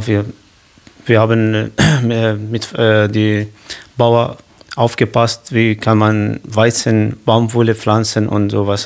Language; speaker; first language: German; non-native, learner; Kurdish